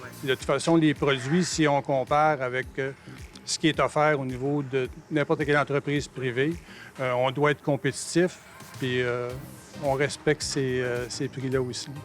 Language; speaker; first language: French; native; French